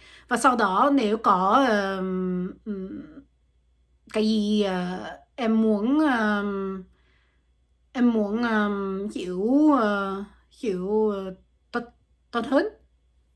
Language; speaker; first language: Vietnamese; non-native, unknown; French